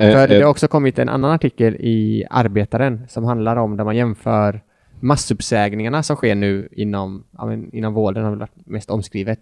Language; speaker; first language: Swedish; native; Swedish